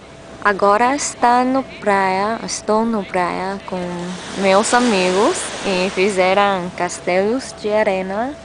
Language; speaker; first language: Portuguese; non-native, learner; English